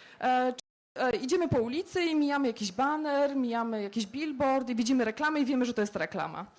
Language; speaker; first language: Polish; native; Polish